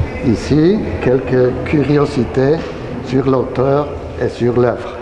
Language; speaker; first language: French; non-native, learner; Spanish